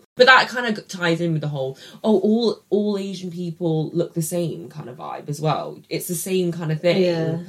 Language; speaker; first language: English; native; English